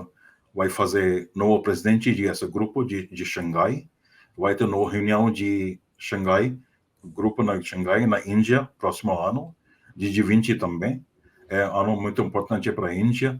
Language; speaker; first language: Portuguese; non-native, fluent; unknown